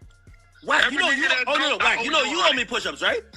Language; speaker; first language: English; native; English